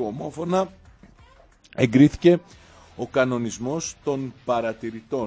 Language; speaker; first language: Greek; native; Greek